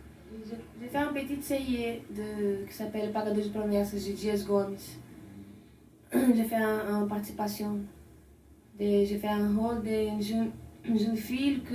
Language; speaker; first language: French; non-native, learner; Portuguese